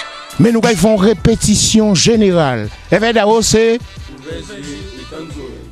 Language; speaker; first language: French; native; French